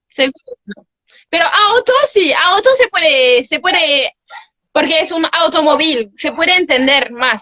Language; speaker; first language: Spanish; non-native, fluent; French